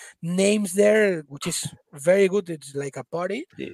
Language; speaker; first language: English; non-native, fluent; Spanish